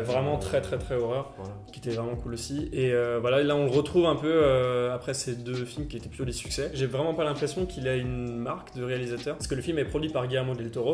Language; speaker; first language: French; native; French